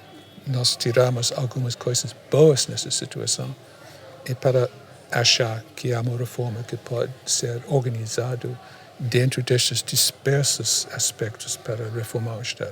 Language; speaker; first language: Portuguese; non-native, fluent; English